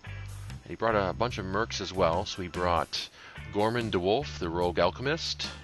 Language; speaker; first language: English; native; English